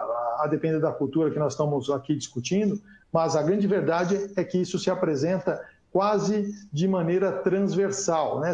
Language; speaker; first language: Portuguese; native; Portuguese